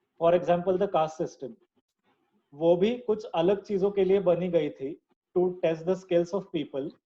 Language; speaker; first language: Hindi; non-native, local second language; Marathi